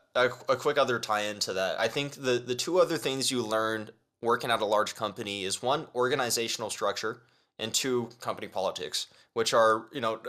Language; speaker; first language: English; early bilingual, other home language; Chinese